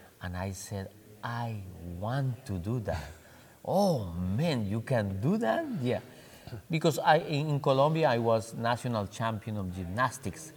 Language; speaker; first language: English; non-native, fluent; Spanish